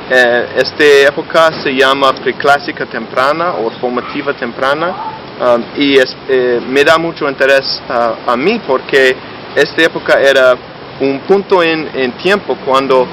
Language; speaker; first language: Spanish; non-native, fluent; English